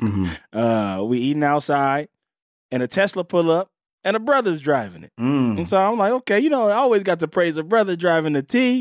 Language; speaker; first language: English; native; English